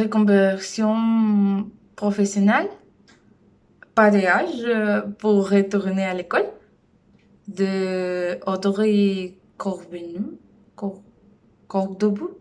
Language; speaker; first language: French; non-native, learner; Spanish